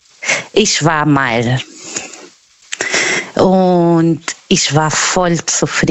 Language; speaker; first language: German; non-native, fluent; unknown